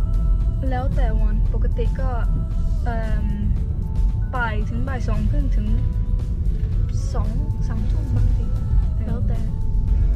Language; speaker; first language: Thai; early bilingual, heritage; Thai